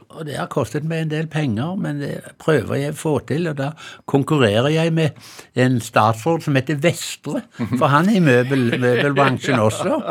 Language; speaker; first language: Norwegian; native; Norwegian